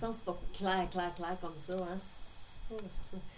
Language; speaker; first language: French; native; French